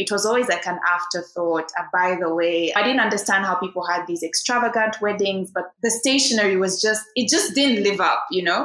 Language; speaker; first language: English; non-native, local second language; Ganda